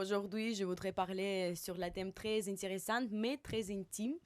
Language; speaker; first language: French; non-native, learner; Russian